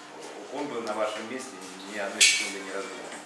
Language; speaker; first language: Russian; native; Russian